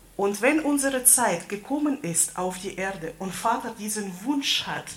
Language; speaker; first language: German; non-native, fluent; Russian